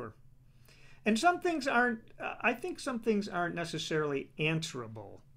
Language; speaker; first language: English; native; English